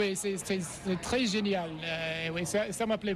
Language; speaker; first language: French; non-native, fluent; English